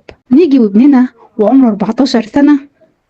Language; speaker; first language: Arabic; native; Arabic